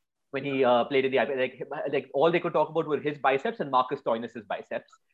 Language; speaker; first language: English; non-native, local second language; Hindi